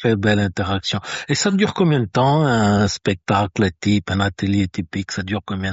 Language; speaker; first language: French; native; French